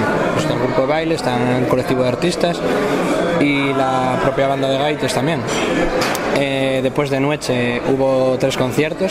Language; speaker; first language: Spanish; native; Spanish